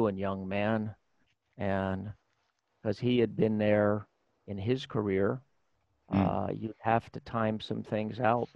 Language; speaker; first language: English; native; English